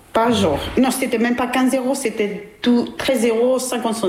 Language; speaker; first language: French; non-native, learner; Albanian